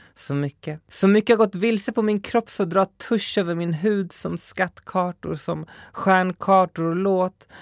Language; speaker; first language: Swedish; early bilingual, other home language; Spanish